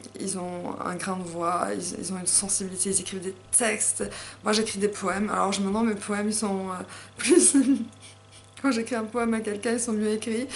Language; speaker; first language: French; native; French